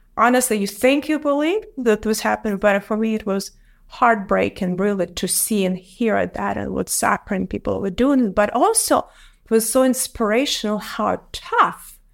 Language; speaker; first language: English; non-native, fluent; Ukrainian